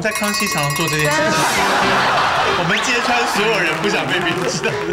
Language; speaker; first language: Chinese; native; Chinese